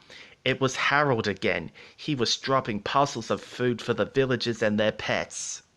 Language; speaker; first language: English; native; English